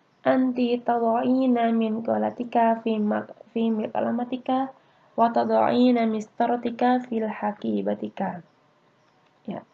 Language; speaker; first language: Arabic; non-native, fluent; Indonesian